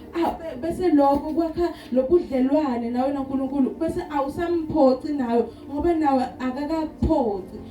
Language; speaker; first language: Zulu; non-native, local second language; Swati